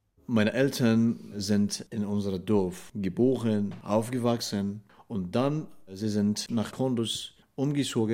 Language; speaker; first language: German; non-native, fluent; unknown